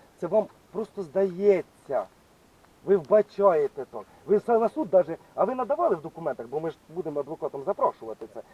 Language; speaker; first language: Ukrainian; native; Ukrainian